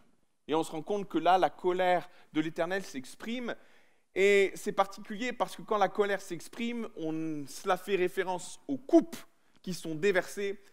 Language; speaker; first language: French; native; French